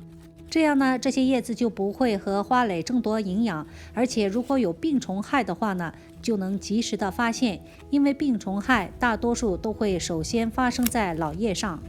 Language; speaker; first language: Chinese; native; Chinese